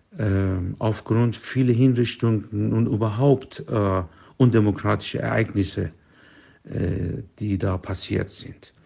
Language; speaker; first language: German; non-native, fluent; Persian